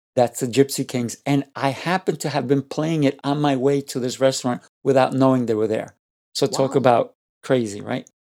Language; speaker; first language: English; non-native, fluent; Spanish